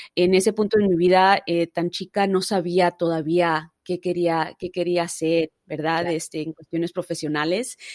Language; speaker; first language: Spanish; early bilingual, heritage; Spanish